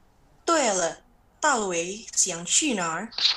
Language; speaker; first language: Chinese; non-native, learner; Indonesian